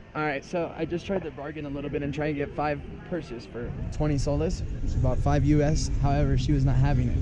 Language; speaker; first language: English; native; English